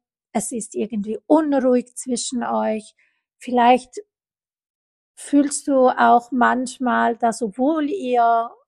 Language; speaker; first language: German; non-native, fluent; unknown